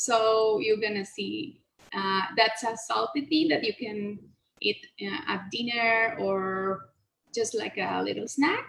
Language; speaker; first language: English; non-native, learner; Spanish